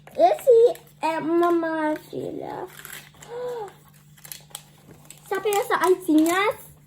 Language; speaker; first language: Portuguese; early bilingual, heritage; Portuguese